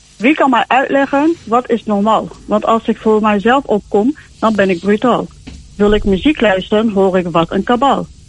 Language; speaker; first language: Dutch; early bilingual, other home language; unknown